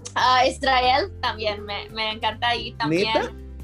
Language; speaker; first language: Spanish; early bilingual, heritage; Spanish